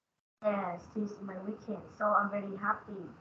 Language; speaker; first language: English; non-native, learner; Vietnamese